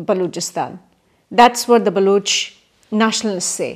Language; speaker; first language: English; non-native, local second language; Kashmiri